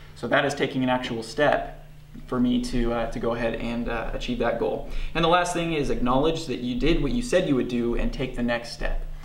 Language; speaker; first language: English; native; English